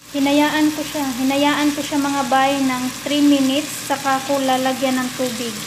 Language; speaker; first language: Filipino; non-native, local second language; Cebuano